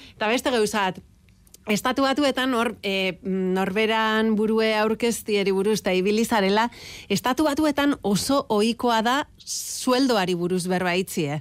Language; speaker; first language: Basque; native; Basque